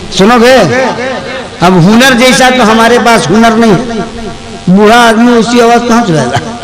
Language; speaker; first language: Hindi; non-native, local second language; Bhojpuri